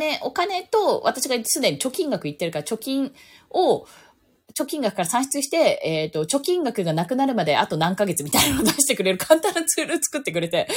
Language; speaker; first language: Japanese; native; Japanese